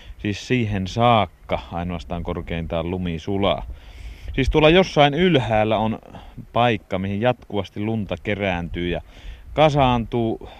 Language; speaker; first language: Finnish; native; Finnish